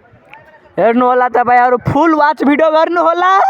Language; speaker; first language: Nepali; non-native, local second language; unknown